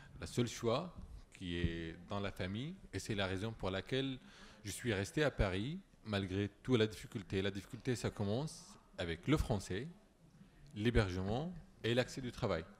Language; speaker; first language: French; non-native, fluent; Arabic